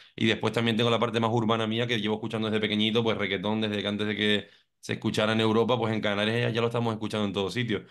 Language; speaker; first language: Spanish; native; Spanish